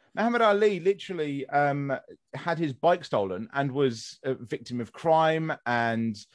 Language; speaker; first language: English; native; English